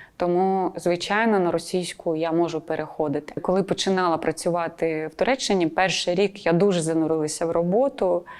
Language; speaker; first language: Ukrainian; non-native, local second language; Russian